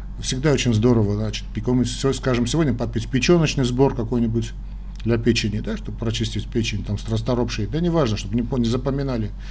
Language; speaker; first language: Russian; non-native, local second language; Armenian